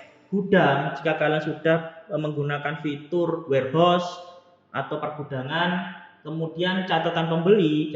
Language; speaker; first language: Indonesian; native; Indonesian